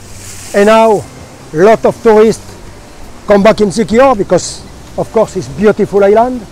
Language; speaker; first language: English; non-native, learner; French